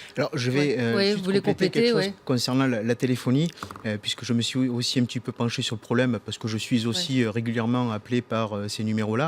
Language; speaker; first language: French; native; French